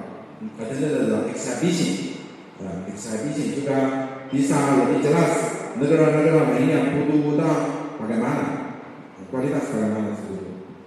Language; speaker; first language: Indonesian; non-native, learner; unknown